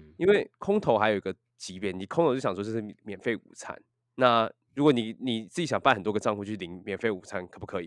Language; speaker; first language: Chinese; native; Chinese